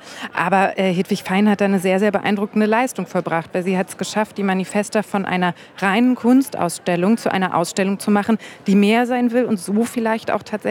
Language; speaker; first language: German; native; German